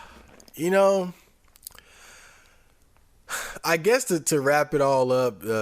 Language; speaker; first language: English; native; English